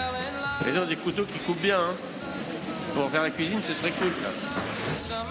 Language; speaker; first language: French; native; French